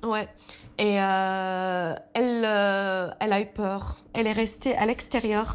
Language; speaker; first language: French; non-native, fluent; Assyrian Neo-Aramaic